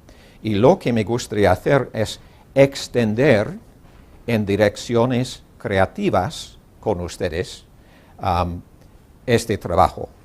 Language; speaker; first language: Spanish; non-native, learner; English